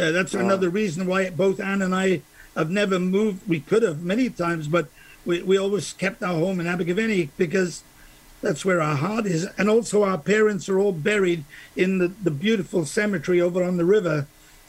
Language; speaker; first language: English; native; English